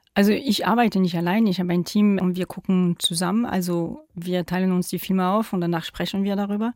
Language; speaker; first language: German; non-native, fluent; French